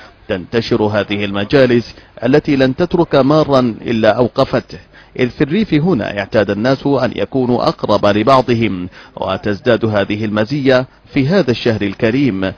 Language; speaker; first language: Arabic; native; Arabic